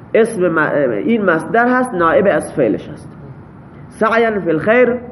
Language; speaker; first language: Persian; non-native, local second language; Baluchi